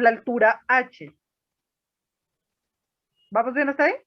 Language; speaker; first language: Spanish; native; Spanish